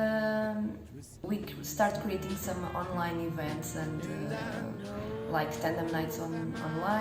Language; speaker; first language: English; non-native, fluent; Portuguese